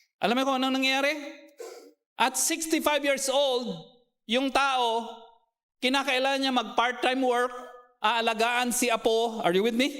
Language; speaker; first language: Filipino; non-native, local second language; Cebuano